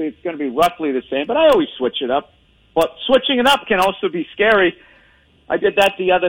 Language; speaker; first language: English; native; English